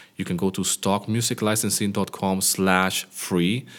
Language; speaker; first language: English; non-native, fluent; Greek